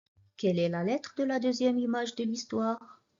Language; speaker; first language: French; non-native, local second language; Arabic